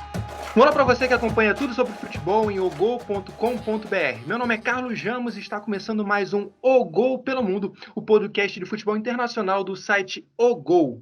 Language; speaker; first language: Portuguese; native; Portuguese